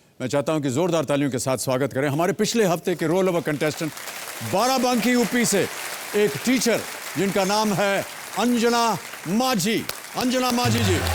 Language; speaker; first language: Hindi; native; Hindi